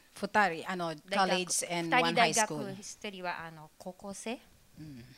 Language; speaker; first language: Japanese; non-native, fluent; Filipino